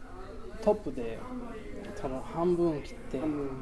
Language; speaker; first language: Japanese; non-native, learner; English